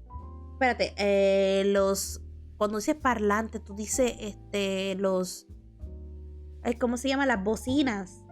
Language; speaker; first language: Spanish; early bilingual, heritage; Spanish